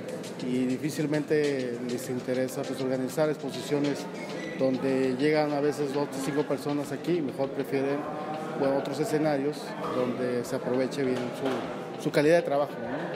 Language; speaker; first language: Spanish; native; Spanish